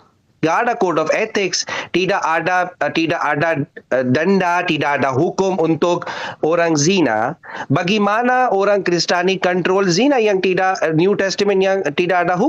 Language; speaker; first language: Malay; non-native, learner; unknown